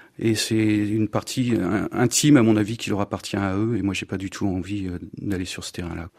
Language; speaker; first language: French; native; French